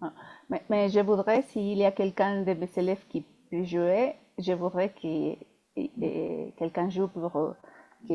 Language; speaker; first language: French; non-native, fluent; Spanish